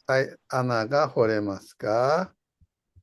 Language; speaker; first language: Japanese; non-native, fluent; Indonesian